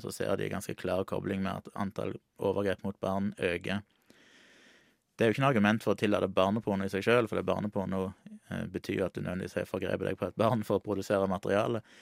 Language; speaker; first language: Norwegian; native; Norwegian